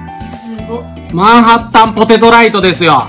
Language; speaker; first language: Japanese; native; Japanese